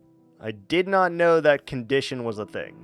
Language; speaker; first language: English; native; English